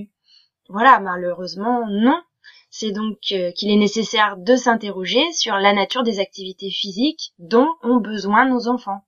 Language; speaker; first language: French; native; French